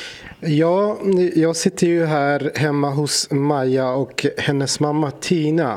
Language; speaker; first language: Swedish; non-native, fluent; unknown